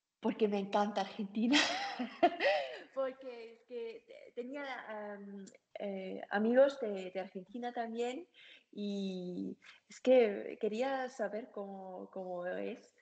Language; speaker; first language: Spanish; non-native, learner; German